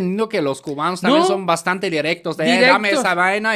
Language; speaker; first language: Spanish; native; Spanish